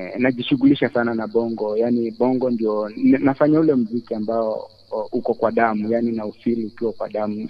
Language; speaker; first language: Swahili; non-native, local second language; Luyia